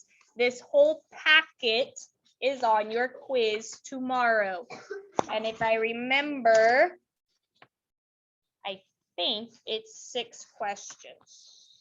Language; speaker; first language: English; native; English